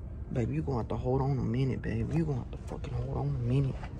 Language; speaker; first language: English; early bilingual, other home language; Spanish